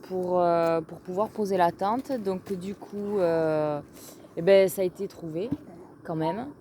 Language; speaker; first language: French; native; French